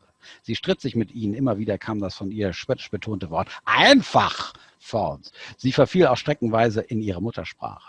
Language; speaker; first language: German; native; German